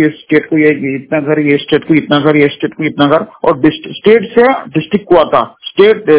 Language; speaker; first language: Hindi; non-native, local second language; Kannada